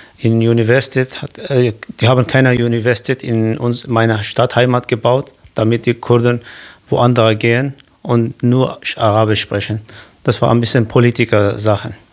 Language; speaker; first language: German; non-native, learner; Kurdish